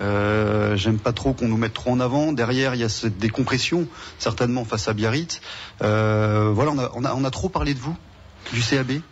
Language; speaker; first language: French; native; French